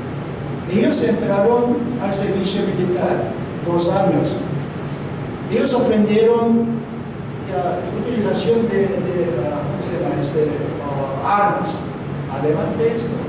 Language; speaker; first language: Spanish; non-native, learner; Korean